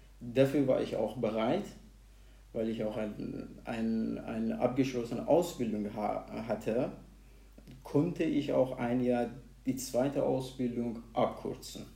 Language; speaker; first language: German; non-native, fluent; Persian